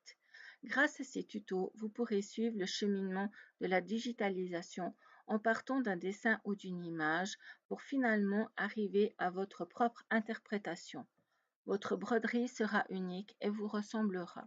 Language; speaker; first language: French; native; French